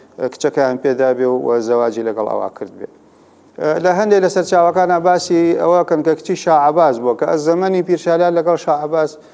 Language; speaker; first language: Central Kurdish; non-native, local second language; Gurani